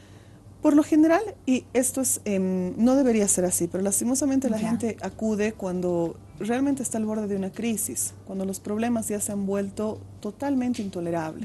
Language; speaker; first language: Spanish; native; Spanish